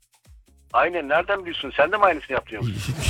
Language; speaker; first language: Turkish; early bilingual, heritage; Turkish